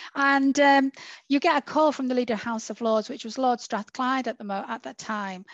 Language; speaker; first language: English; native; English